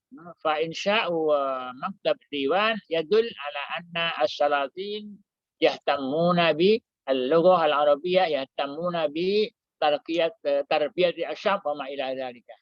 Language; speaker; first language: Arabic; non-native, fluent; Indonesian